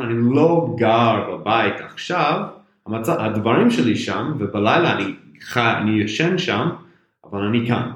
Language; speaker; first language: Hebrew; non-native, fluent; English